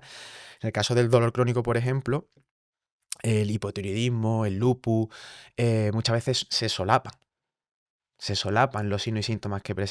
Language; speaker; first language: Spanish; native; Spanish